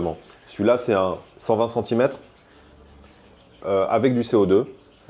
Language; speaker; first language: French; native; French